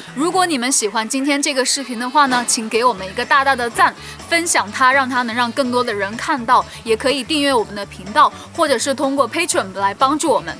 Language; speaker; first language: Chinese; native; Chinese